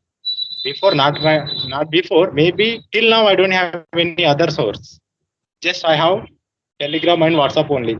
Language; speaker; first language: English; non-native, learner; Telugu